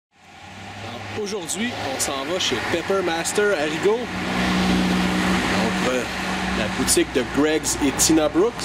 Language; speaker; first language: French; native; French